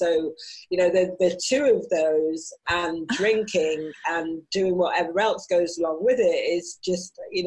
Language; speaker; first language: English; native; English